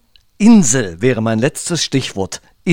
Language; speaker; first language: German; native; German